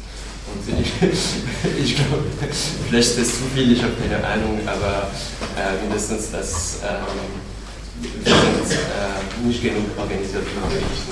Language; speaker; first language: German; non-native, fluent; French